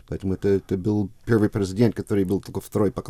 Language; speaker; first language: Russian; non-native, fluent; English